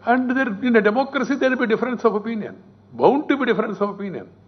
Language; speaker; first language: English; non-native, local second language; Telugu